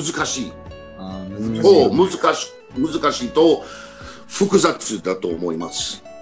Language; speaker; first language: Japanese; non-native, learner; English